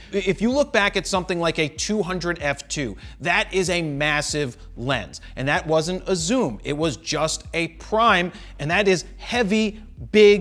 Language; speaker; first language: English; native; English